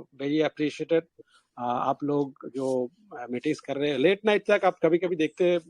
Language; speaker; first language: Hindi; native; Hindi